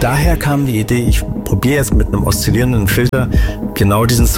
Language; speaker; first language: German; native; German